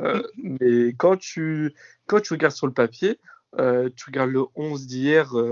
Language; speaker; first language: French; native; French